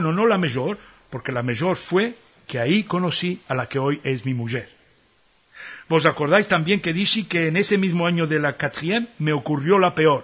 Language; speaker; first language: Spanish; early bilingual, heritage; Ladino